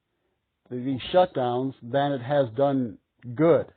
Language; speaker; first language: English; native; English